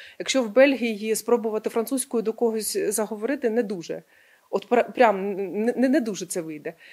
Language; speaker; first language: Ukrainian; non-native, local second language; Russian